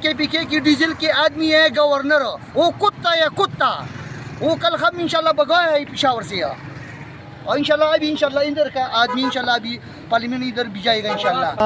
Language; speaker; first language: Hindi; non-native, local second language; Pashto